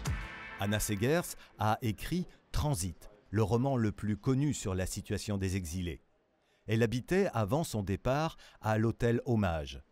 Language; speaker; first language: French; native; French